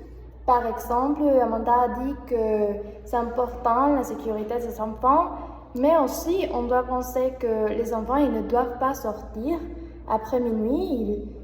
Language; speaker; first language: French; non-native, learner; Spanish